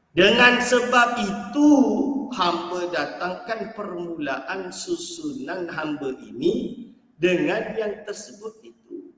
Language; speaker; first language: Malay; native; Malay